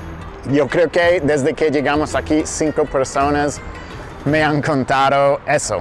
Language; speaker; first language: Spanish; non-native, fluent; English